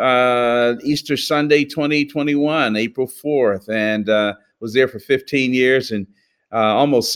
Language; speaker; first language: English; native; English